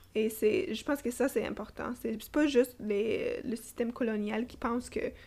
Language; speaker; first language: French; non-native, fluent; English